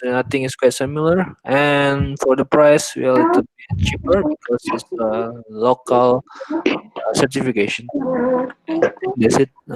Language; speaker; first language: English; non-native, learner; Indonesian